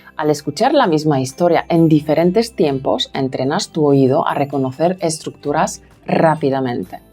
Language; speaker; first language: Spanish; non-native, fluent; Polish